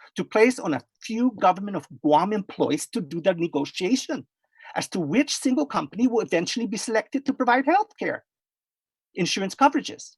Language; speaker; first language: English; non-native, fluent; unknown